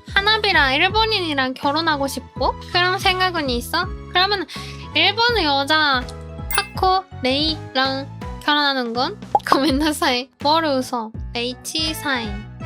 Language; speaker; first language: Korean; non-native, fluent; Japanese